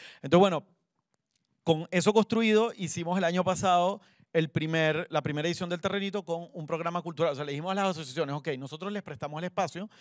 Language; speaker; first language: Spanish; native; Spanish